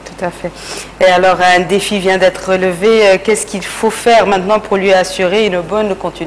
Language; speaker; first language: French; non-native, local second language; Arabic